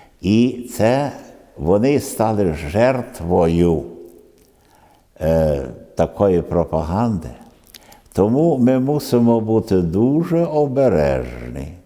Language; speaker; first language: Ukrainian; early bilingual, other home language; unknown